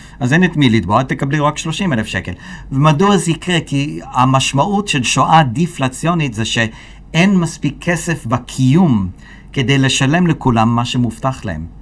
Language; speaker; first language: Hebrew; native; Hebrew